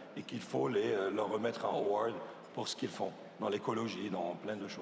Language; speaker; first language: French; non-native, local second language; Arabic